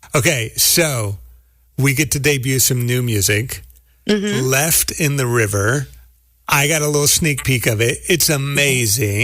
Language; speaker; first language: English; native; English